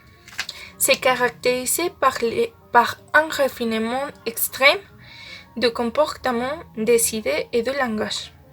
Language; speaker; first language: French; non-native, learner; Spanish